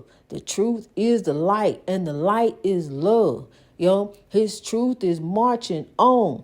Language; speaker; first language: English; native; English